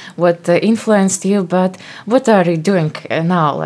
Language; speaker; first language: English; non-native, fluent; Latvian